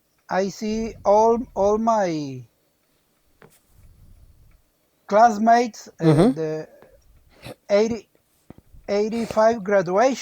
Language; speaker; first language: English; non-native, learner; Spanish